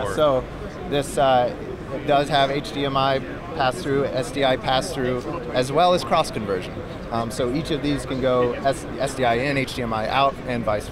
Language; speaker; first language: English; native; English